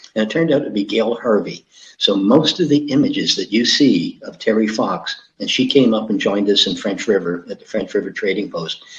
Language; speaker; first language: English; native; English